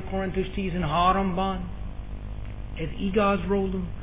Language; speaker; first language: Hungarian; non-native, fluent; English